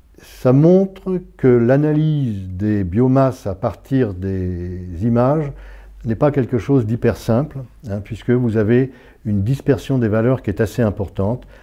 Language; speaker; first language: French; native; French